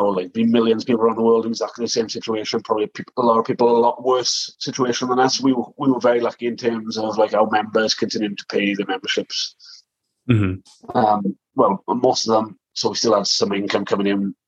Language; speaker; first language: English; native; English